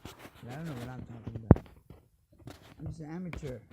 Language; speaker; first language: English; native; English